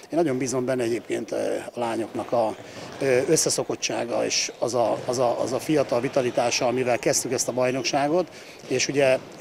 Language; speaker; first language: Hungarian; native; Hungarian